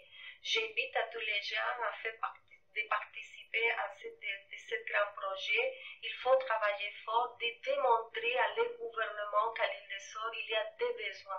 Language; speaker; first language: French; non-native, fluent; Spanish